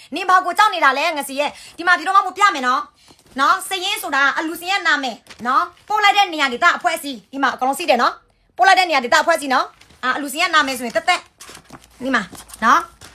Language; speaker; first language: Burmese; native; Burmese